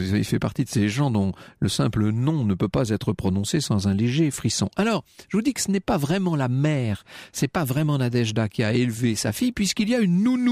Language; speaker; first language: French; native; French